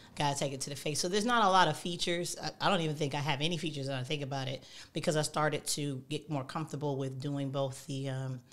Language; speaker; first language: English; native; English